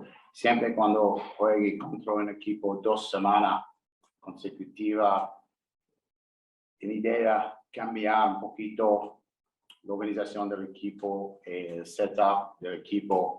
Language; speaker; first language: Spanish; non-native, learner; English